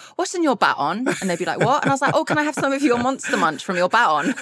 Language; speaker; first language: English; early bilingual, other home language; Filipino